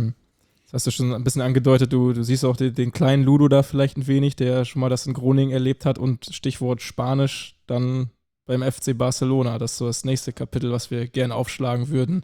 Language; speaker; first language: German; native; German